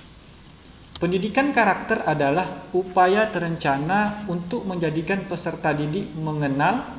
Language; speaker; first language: Indonesian; native; Indonesian